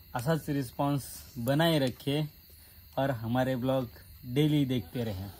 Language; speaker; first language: Hindi; non-native, local second language; Marathi